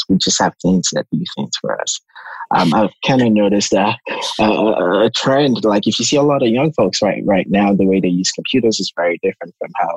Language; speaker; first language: English; non-native, local second language; Yoruba